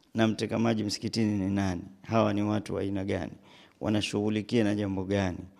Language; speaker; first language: Swahili; native; Swahili